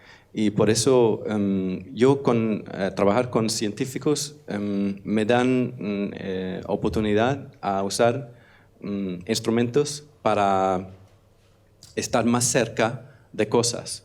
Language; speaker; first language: Spanish; non-native, learner; Danish